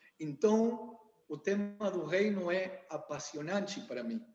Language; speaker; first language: Portuguese; non-native, learner; Spanish